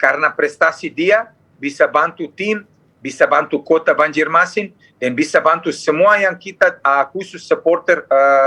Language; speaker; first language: Indonesian; non-native, fluent; Serbian